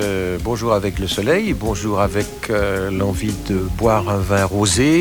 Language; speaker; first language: French; native; French